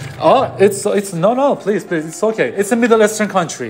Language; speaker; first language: English; non-native, learner; Persian